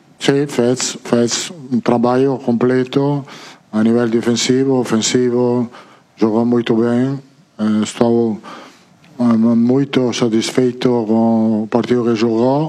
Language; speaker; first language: Portuguese; non-native, fluent; Italian